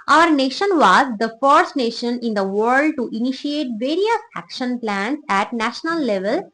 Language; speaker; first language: English; non-native, local second language; Bangla